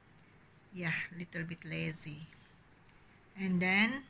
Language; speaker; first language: English; non-native, learner; Indonesian